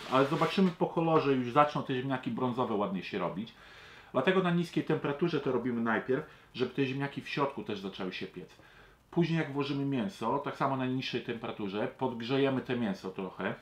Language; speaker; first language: Polish; early bilingual, heritage; Polish